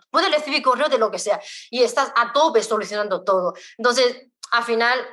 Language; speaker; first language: Spanish; non-native, fluent; Chinese